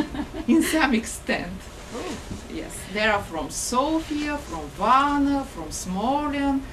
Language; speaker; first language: English; non-native, fluent; Bulgarian